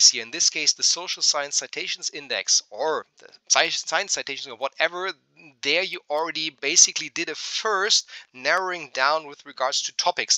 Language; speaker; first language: English; non-native, fluent; German